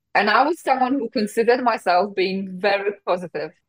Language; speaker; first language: English; non-native, fluent; Polish